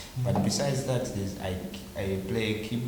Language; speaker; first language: English; non-native, local second language; Bemba